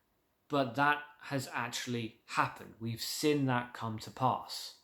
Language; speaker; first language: English; native; English